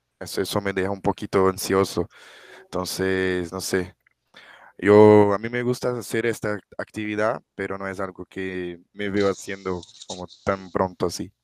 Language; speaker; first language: Spanish; non-native, fluent; Portuguese